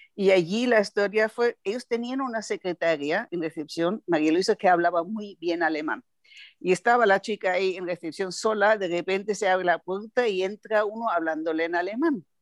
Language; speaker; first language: Spanish; non-native, fluent; German